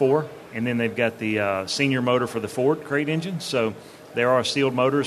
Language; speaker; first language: English; native; English